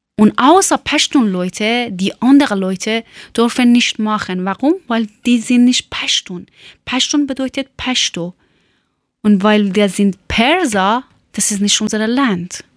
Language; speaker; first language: German; non-native, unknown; Persian